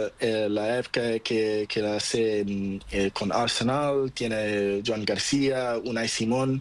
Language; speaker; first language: Spanish; non-native, learner; Portuguese